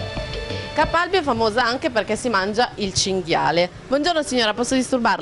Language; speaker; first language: Italian; native; Italian